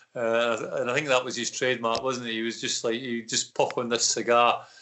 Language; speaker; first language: English; native; English